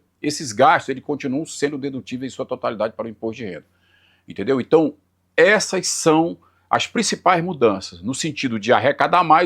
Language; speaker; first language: Portuguese; native; Portuguese